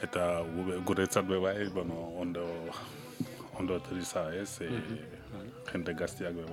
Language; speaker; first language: Basque; non-native, learner; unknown